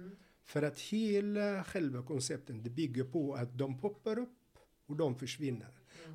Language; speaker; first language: Swedish; non-native, fluent; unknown